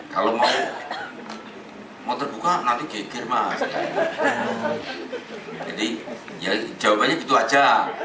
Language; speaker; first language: Indonesian; native; Indonesian